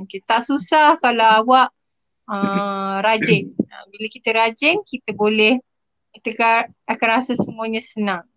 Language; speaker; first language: Malay; native; Malay